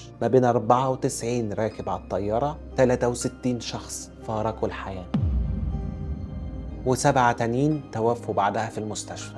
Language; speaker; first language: Arabic; native; Arabic